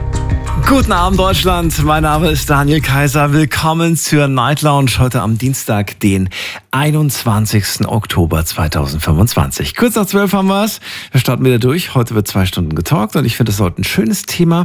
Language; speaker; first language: German; native; German